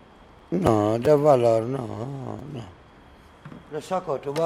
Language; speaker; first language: Spanish; non-native, learner; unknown